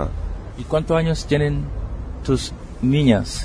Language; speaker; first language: Spanish; non-native, fluent; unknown